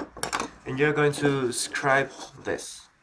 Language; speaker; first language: English; non-native, learner; Spanish